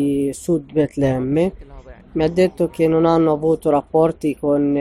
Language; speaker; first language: Italian; non-native, fluent; Arabic